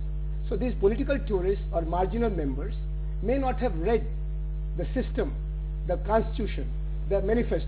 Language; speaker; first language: English; non-native, local second language; Hindi